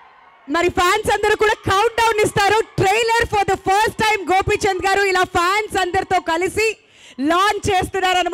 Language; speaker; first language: Telugu; native; Telugu